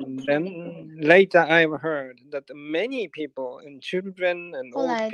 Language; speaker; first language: English; non-native, learner; Japanese